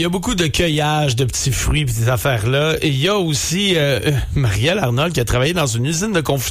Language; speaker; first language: French; native; French